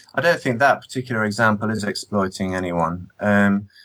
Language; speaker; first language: English; native; English